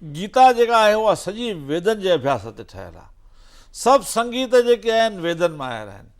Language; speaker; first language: Sindhi; native; Sindhi